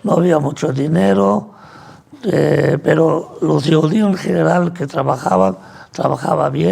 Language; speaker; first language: Spanish; non-native, fluent; Arabic